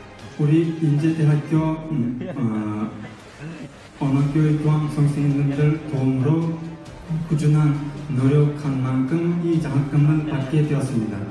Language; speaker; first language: Korean; non-native, fluent; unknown